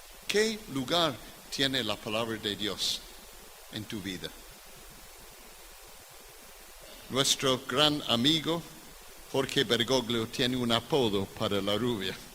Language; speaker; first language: Spanish; non-native, fluent; English